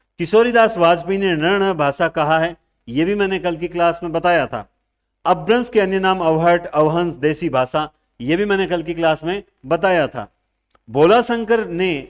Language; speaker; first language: Hindi; native; Hindi